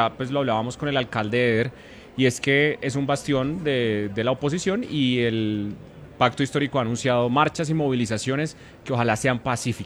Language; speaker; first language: Spanish; native; Spanish